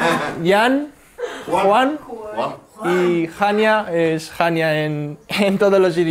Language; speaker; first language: Spanish; native; Spanish